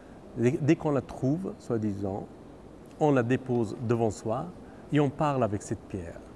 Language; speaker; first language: French; non-native, fluent; Persian